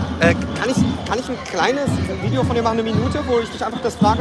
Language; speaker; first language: German; native; German